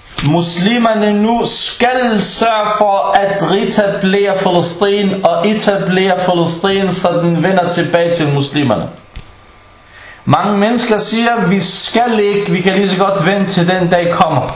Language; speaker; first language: Danish; early bilingual, other home language; Arabic